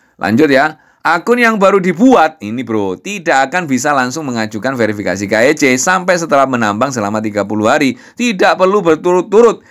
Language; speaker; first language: Indonesian; non-native, local second language; Javanese